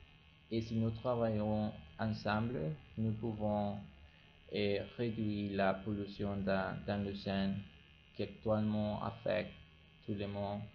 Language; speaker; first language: French; non-native, learner; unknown